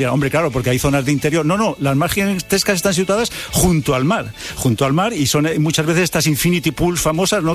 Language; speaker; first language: Spanish; native; Spanish